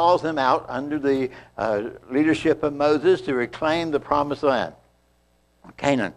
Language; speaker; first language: English; native; English